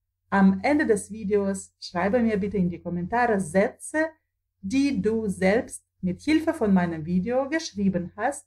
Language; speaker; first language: German; non-native, fluent; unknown